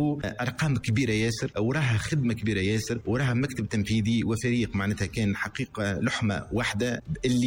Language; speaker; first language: Arabic; native; Arabic